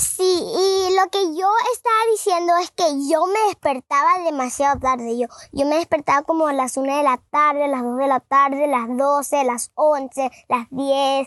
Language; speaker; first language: Spanish; early bilingual, heritage; Spanish